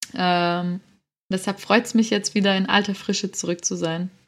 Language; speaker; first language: German; native; German